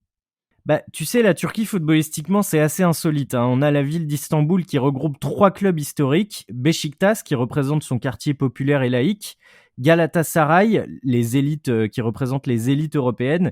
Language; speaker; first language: French; native; French